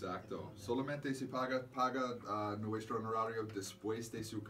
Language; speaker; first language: Spanish; non-native, learner; English